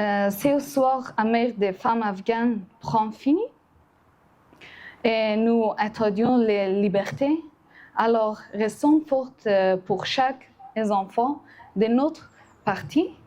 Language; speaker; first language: French; non-native, learner; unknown